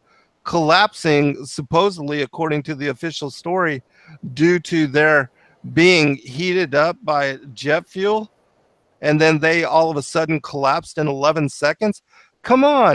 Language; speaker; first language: English; native; English